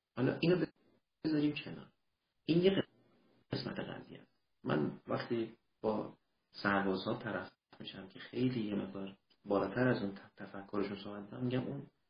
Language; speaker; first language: Persian; early bilingual, heritage; Persian